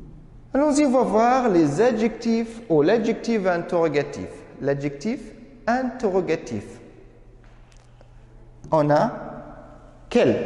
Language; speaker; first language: French; non-native, fluent; Arabic